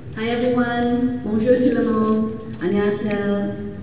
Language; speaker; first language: English; native; English